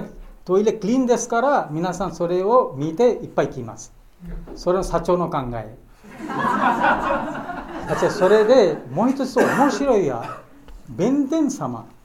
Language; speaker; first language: Japanese; non-native, learner; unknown